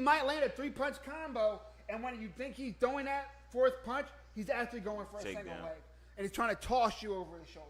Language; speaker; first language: English; native; English